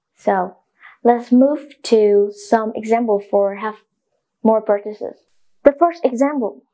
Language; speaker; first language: English; non-native, fluent; Vietnamese